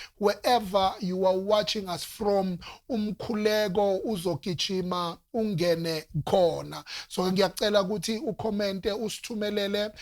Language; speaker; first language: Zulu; non-native, local second language; Northern Sotho